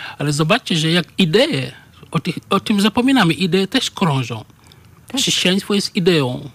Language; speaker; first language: Polish; non-native, fluent; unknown